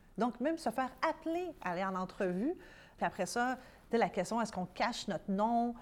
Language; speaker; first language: French; early bilingual, other home language; Arabic